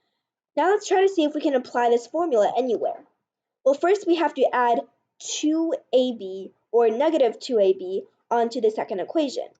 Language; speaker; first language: English; native; English